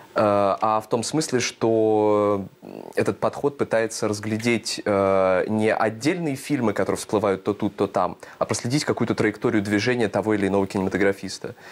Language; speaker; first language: Russian; native; Russian